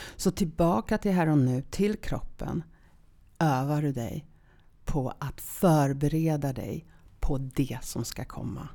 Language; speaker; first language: Swedish; early bilingual, other home language; Polish